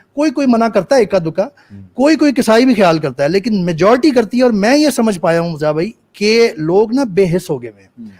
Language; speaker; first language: Urdu; native; Urdu